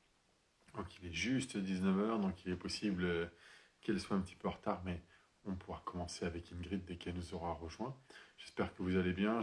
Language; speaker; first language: French; native; French